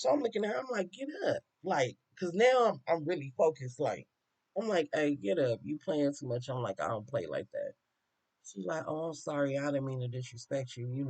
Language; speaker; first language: English; native; English